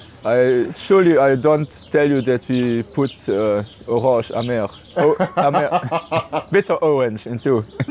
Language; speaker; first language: English; non-native, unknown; French